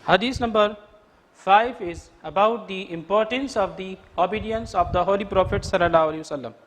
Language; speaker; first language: English; non-native, local second language; Urdu